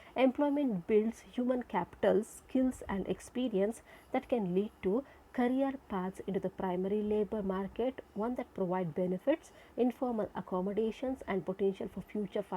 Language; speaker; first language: English; non-native, local second language; Kannada